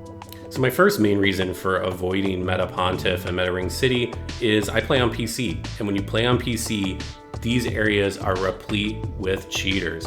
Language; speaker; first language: English; native; English